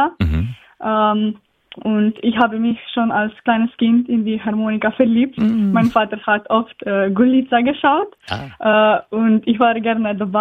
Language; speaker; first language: German; non-native, learner; Slovenian